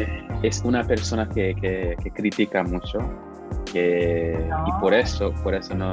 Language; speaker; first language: Spanish; native; Spanish